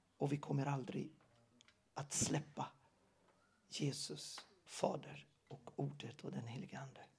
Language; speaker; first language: Swedish; non-native, fluent; Portuguese